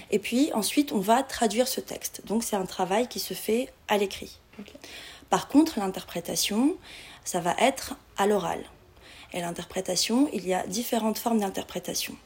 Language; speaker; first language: French; non-native, local second language; Arabic